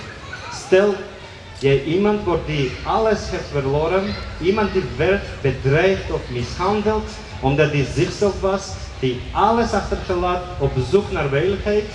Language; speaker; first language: Dutch; non-native, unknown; Georgian